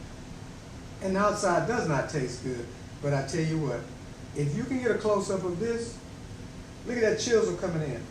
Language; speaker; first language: English; native; English